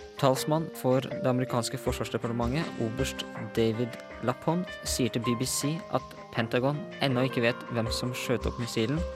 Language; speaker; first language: Norwegian; native; Norwegian